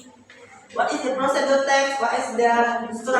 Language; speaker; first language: English; non-native, learner; Indonesian